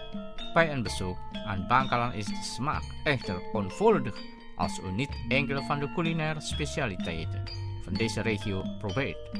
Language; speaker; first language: Dutch; non-native, fluent; Indonesian